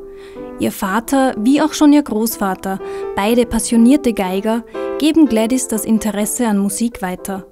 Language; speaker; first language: German; native; German